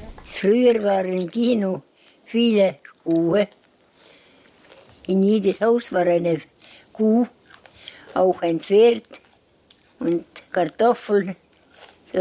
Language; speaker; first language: German; non-native, learner; Estonian